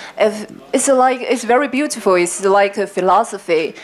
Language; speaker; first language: English; non-native, learner; Chinese